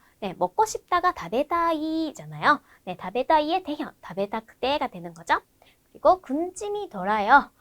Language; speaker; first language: Korean; non-native, fluent; Japanese